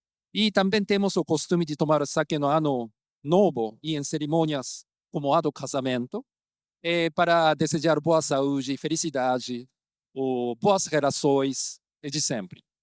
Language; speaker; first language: Portuguese; non-native, fluent; Japanese